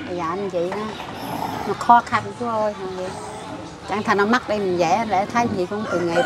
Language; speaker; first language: Vietnamese; non-native, local second language; Khmer